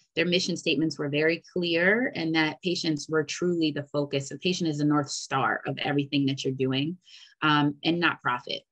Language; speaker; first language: English; native; English